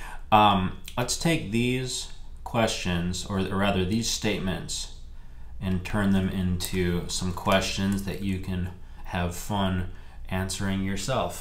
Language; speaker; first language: English; native; English